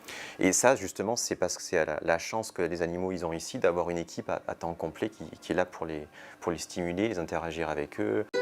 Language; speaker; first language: French; native; French